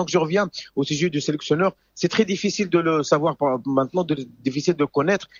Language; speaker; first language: French; non-native, local second language; Arabic